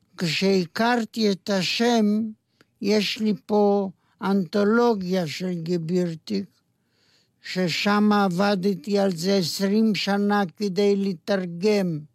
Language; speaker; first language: Hebrew; non-native, fluent; Yiddish